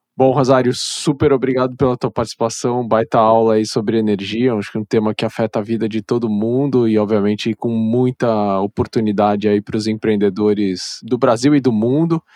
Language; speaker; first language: Portuguese; native; Portuguese